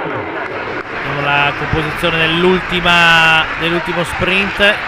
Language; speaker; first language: Italian; native; Italian